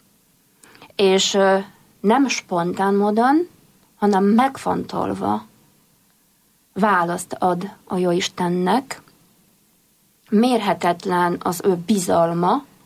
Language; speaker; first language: Hungarian; non-native, fluent; Polish